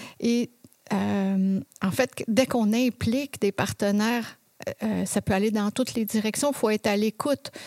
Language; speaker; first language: French; native; French